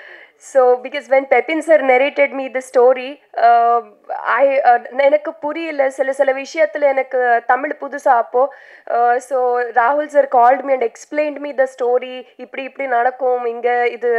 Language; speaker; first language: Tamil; non-native, learner; Telugu